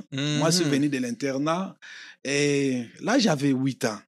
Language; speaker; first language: French; non-native, local second language; Lingala